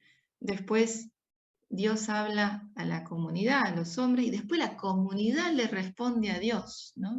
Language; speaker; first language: Spanish; native; Spanish